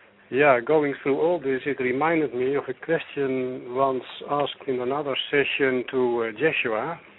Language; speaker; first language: English; non-native, fluent; Dutch